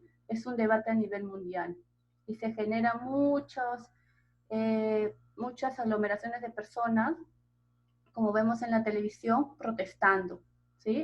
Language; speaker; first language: Spanish; native; Spanish